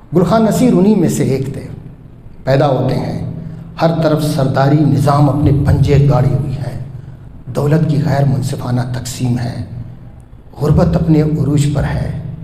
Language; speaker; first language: Urdu; non-native, local second language; Baluchi